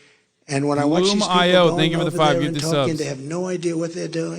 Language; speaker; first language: English; native; English